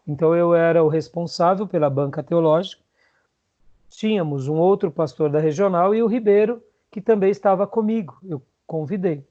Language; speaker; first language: Portuguese; native; Portuguese